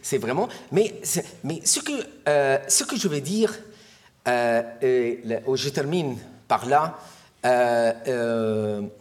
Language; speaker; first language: French; non-native, fluent; Arabic